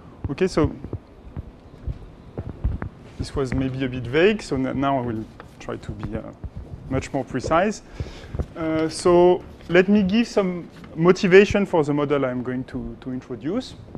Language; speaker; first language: English; non-native, fluent; French